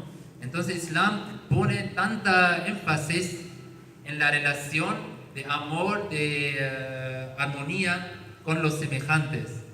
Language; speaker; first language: Spanish; non-native, learner; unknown